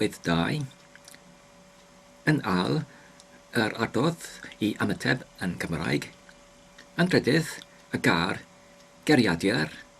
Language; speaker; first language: Welsh; non-native, learner; English